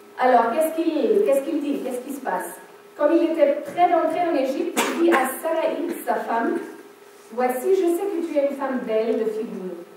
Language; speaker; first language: French; non-native, fluent; German